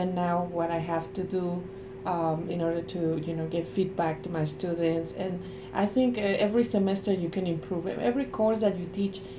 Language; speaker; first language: English; non-native, fluent; Spanish